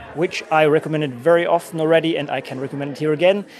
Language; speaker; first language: English; non-native, fluent; German